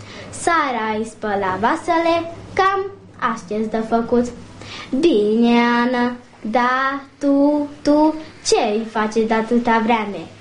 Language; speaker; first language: Romanian; early bilingual, heritage; Romanian